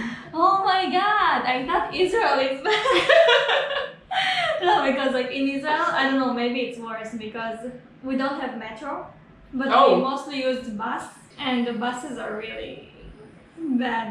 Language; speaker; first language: English; non-native, fluent; Hebrew